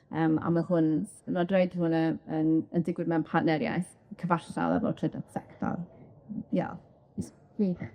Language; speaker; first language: Welsh; non-native, local second language; English